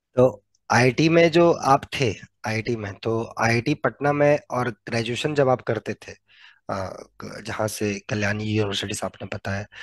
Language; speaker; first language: Hindi; native; Hindi